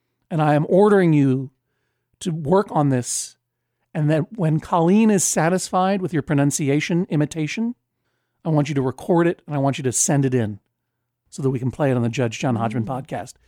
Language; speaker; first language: English; native; English